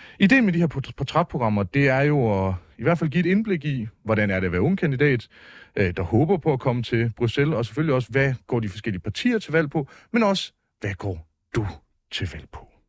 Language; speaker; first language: Danish; native; Danish